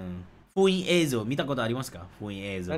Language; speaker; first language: Japanese; non-native, fluent; Malay